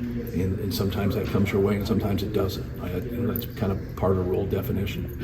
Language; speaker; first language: English; native; English